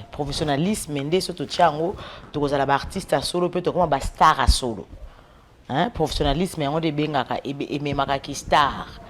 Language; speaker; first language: Lingala; non-native, local second language; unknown